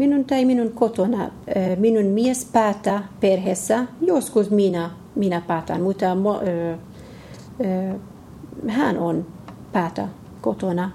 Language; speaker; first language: Finnish; non-native, learner; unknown